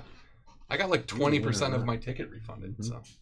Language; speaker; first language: English; native; English